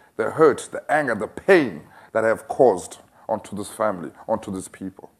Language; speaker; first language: English; non-native, local second language; Xhosa